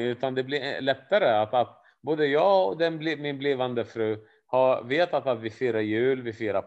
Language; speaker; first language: Swedish; non-native, fluent; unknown